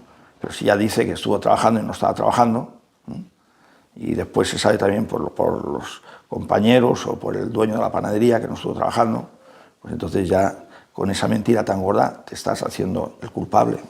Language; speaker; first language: Spanish; native; Spanish